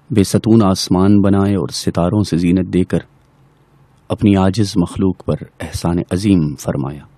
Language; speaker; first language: Urdu; non-native, local second language; Pashto